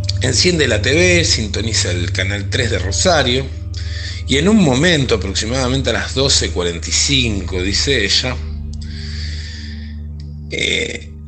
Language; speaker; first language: Spanish; native; Spanish